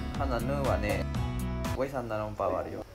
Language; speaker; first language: Japanese; native; Japanese